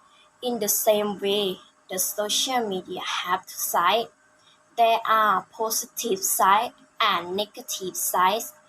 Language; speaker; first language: English; non-native, learner; Thai